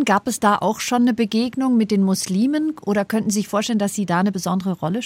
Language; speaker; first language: German; native; German